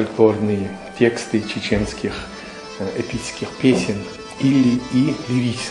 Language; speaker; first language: Russian; non-native, local second language; Chechen